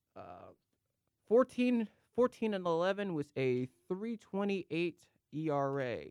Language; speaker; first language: English; native; English